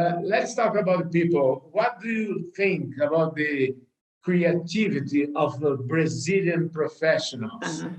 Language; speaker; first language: English; non-native, learner; Portuguese